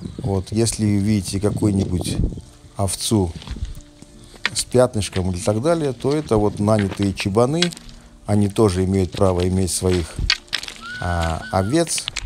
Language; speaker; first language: Russian; non-native, local second language; Tajik